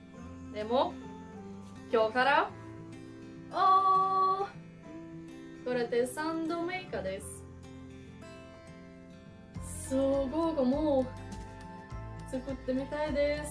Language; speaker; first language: Japanese; non-native, learner; Ukrainian